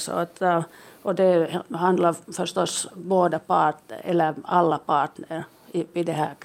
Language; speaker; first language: Swedish; non-native, local second language; Finnish